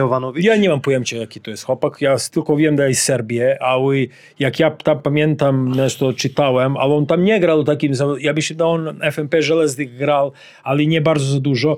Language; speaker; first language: Polish; non-native, fluent; Serbian